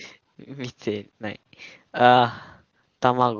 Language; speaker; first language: Japanese; non-native, learner; Malay